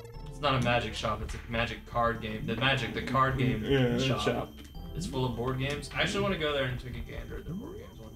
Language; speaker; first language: English; native; English